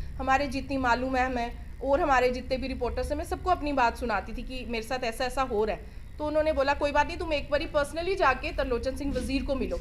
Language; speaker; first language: Hindi; non-native, local second language; Punjabi